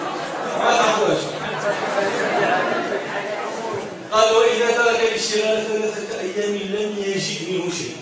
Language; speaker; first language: Arabic; native; Arabic